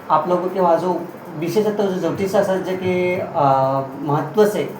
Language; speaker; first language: Hindi; non-native, local second language; Assamese